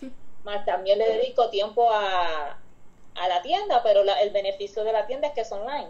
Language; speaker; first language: Spanish; native; Spanish